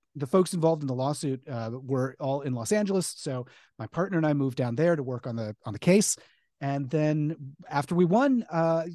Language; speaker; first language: English; native; English